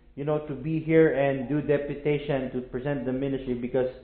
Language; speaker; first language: English; non-native, local second language; Filipino